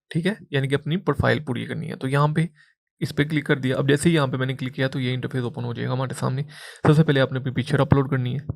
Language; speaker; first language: Urdu; non-native, local second language; Punjabi